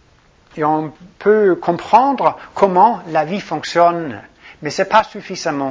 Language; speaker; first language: French; non-native, fluent; Danish